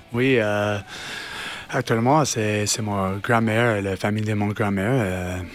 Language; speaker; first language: French; non-native, learner; English